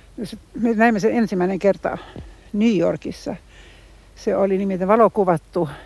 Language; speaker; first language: Finnish; non-native, local second language; Swedish